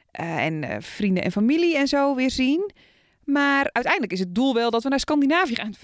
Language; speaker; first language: Dutch; native; Dutch